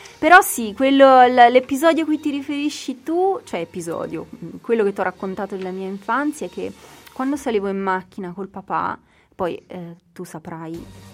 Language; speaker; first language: Italian; native; Italian